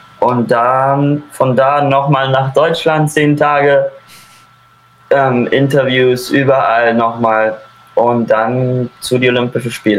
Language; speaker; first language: German; early bilingual, heritage; German